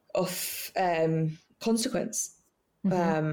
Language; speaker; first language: English; native; English